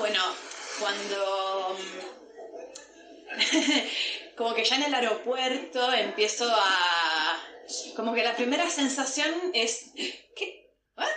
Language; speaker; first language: Spanish; non-native, fluent; Italian